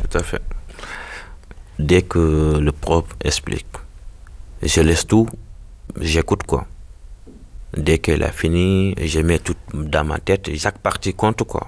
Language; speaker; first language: French; non-native, local second language; Wolof